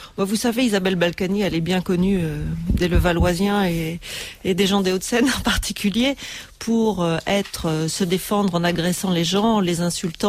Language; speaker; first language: French; native; French